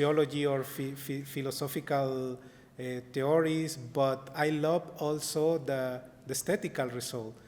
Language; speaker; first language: English; non-native, learner; Spanish